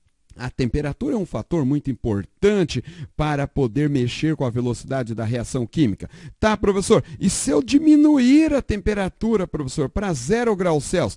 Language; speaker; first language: Portuguese; native; Portuguese